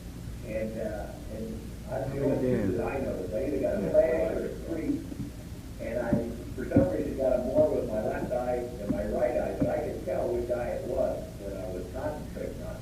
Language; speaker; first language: English; native; English